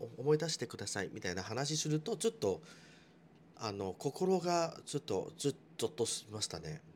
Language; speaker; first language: Japanese; non-native, fluent; Chinese